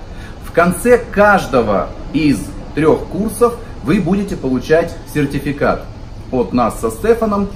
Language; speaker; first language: Russian; native; Russian